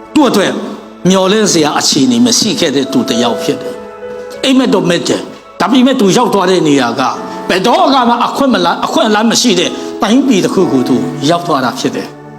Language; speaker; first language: Burmese; non-native, local second language; Tedim Chin